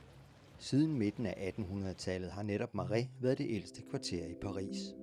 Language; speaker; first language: Danish; native; Danish